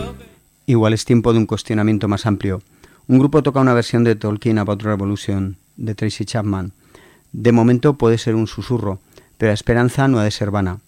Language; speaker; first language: Spanish; native; Spanish